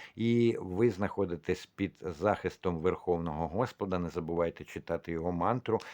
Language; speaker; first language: Ukrainian; non-native, local second language; Russian